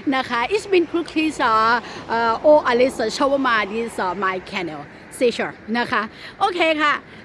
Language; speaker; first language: Thai; native; Thai